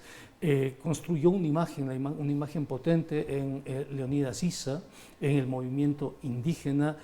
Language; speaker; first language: Spanish; native; Spanish